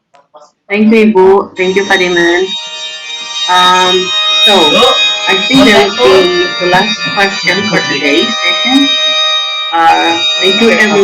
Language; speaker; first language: English; non-native, fluent; Indonesian